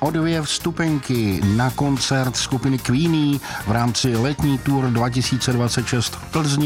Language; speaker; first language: Czech; native; Czech